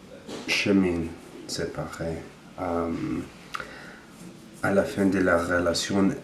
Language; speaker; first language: French; non-native, learner; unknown